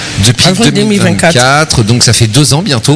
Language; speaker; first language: French; native; French